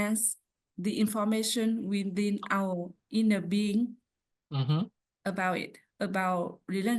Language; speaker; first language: English; non-native, learner; Vietnamese